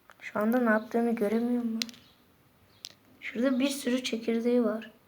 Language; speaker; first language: Turkish; native; Turkish